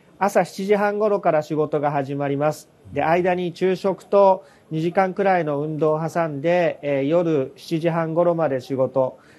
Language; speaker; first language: Japanese; native; Japanese